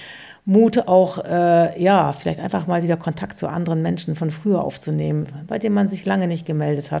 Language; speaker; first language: German; native; German